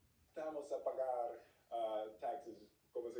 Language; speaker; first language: Spanish; non-native, fluent; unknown